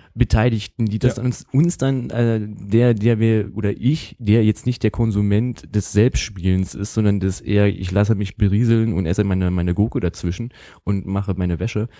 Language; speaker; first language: German; native; German